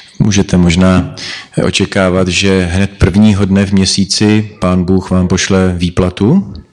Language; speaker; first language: Czech; native; Czech